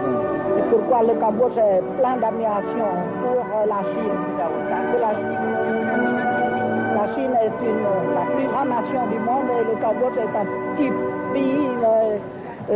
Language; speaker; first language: French; non-native, local second language; Khmer